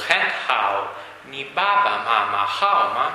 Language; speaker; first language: Chinese; non-native, learner; Italian